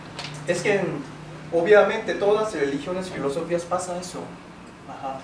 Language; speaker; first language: Spanish; non-native, fluent; Korean